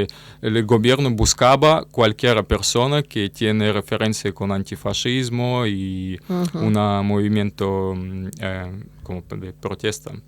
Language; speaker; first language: Spanish; non-native, learner; Russian